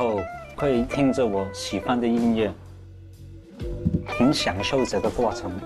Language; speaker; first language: Chinese; non-native, local second language; Cantonese